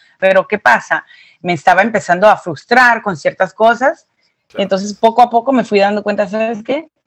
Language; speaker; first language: Spanish; early bilingual, heritage; Spanish